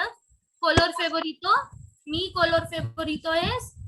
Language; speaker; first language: Spanish; non-native, learner; Hindi